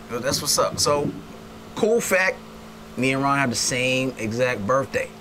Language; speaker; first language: English; native; English